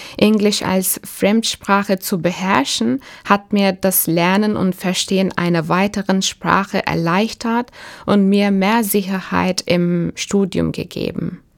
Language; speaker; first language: German; non-native, fluent; Turkish